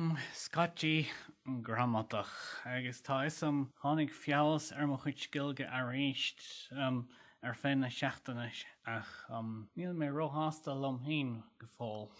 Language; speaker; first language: Irish; non-native, learner; German